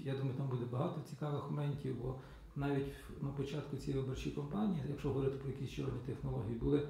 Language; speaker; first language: Ukrainian; native; Ukrainian